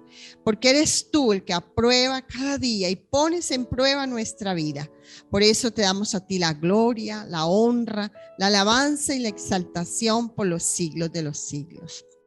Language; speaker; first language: Spanish; native; Spanish